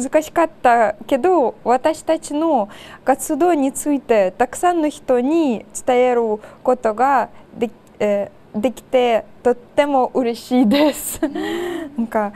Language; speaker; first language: Japanese; non-native, learner; Ukrainian